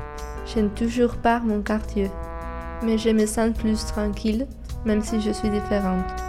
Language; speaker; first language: French; non-native, learner; Spanish